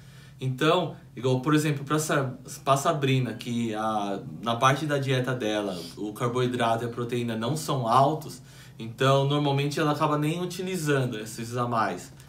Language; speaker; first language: Portuguese; native; Portuguese